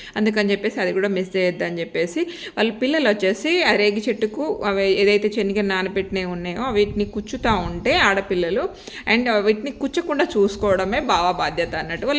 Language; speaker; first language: Telugu; non-native, local second language; Lambadi